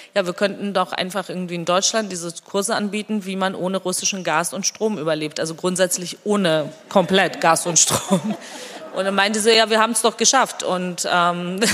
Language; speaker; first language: German; non-native, fluent; Georgian